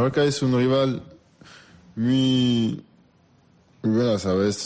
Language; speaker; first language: Spanish; non-native, learner; French